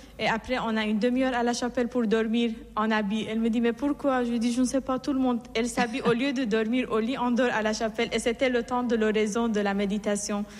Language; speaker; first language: French; non-native, fluent; Persian